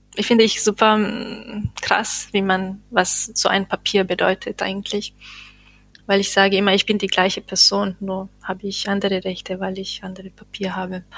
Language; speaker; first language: German; non-native, fluent; Bosnian